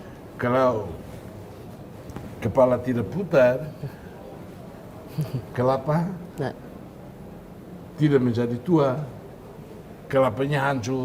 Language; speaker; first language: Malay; non-native, fluent; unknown